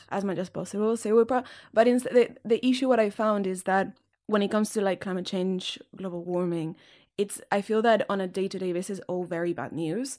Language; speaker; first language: English; non-native, fluent; Spanish